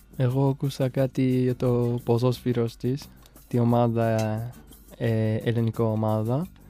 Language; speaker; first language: Greek; non-native, learner; Central Kurdish